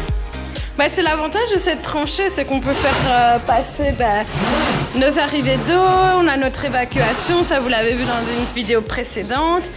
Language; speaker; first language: French; native; French